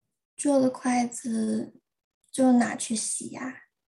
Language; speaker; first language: Chinese; early bilingual, heritage; Chinese